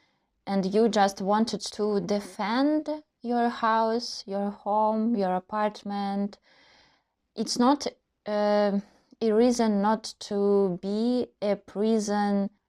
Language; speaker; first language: English; non-native, learner; Russian